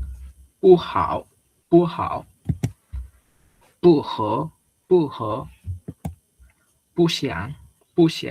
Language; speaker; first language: Chinese; non-native, fluent; Bangla